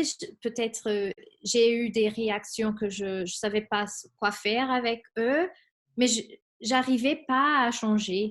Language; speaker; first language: French; non-native, fluent; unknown